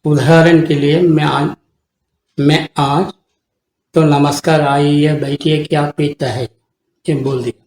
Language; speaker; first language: Hindi; non-native, local second language; Tamil